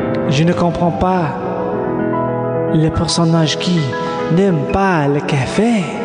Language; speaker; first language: French; non-native, learner; English